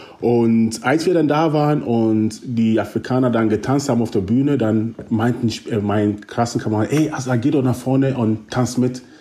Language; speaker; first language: German; early bilingual, other home language; Akan